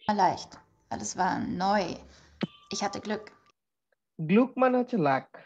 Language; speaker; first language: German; non-native, learner; Bangla